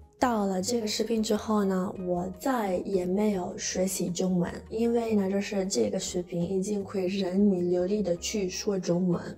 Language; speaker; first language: Chinese; non-native, fluent; Italian